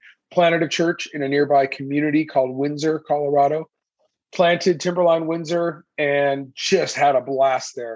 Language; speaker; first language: English; early bilingual, other home language; Persian